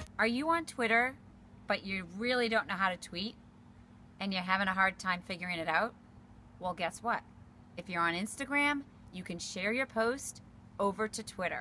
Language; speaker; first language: English; native; English